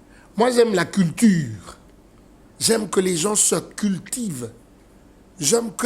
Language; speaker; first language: French; non-native, local second language; Lingala